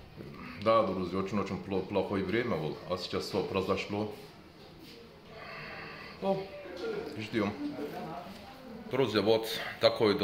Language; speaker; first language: Russian; non-native, learner; Turkish